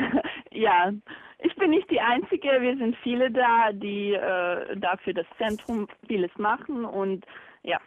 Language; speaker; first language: German; non-native, learner; Bosnian